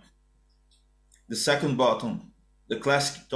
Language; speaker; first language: English; non-native, learner; Portuguese